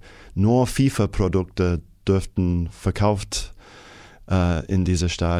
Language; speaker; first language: German; non-native, fluent; English